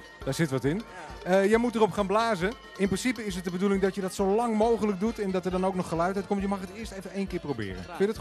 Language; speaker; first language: Dutch; native; Dutch